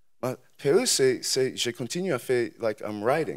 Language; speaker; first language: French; non-native, learner; English